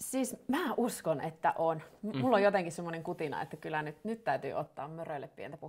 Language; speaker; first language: Finnish; native; Finnish